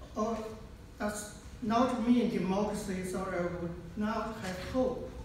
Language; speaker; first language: English; non-native, fluent; Chinese